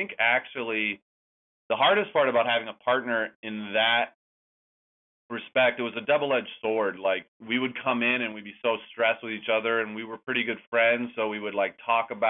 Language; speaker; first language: English; native; English